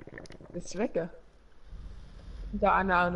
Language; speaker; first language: German; non-native, learner; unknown